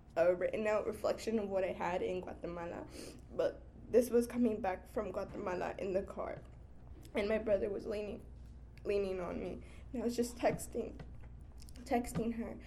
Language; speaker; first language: English; early bilingual, other home language; Spanish